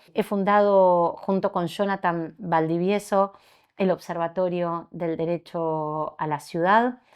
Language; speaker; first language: Spanish; native; Spanish